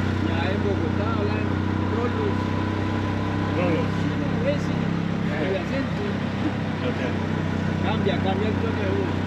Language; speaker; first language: Spanish; native; Spanish